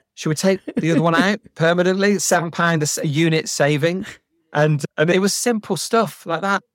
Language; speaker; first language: English; native; English